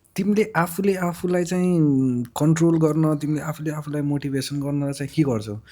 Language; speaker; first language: Nepali; native; Nepali